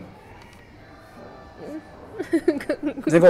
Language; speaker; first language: Portuguese; native; Portuguese